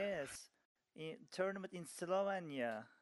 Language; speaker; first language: English; non-native, learner; Turkish